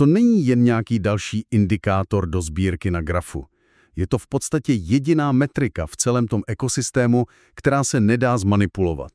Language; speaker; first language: Czech; native; Czech